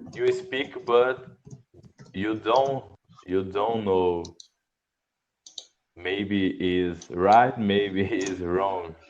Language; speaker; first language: English; non-native, learner; Portuguese